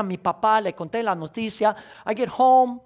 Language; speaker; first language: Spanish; non-native, fluent; English